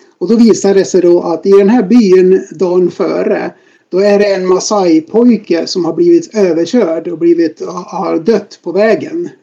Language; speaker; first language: Swedish; native; Swedish